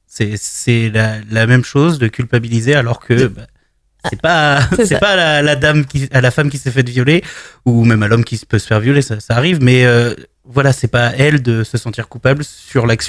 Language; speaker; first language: French; native; French